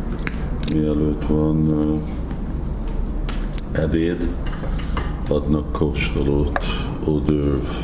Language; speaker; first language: Hungarian; non-native, fluent; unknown